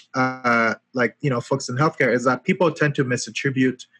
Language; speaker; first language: English; non-native, local second language; French